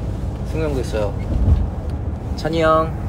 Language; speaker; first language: Korean; native; Korean